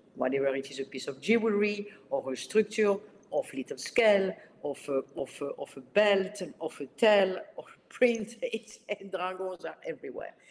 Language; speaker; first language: English; early bilingual, other home language; Arabic